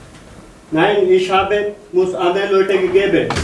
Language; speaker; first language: German; non-native, learner; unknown